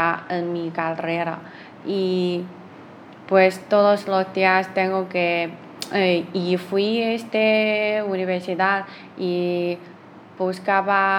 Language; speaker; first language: Spanish; non-native, learner; Chinese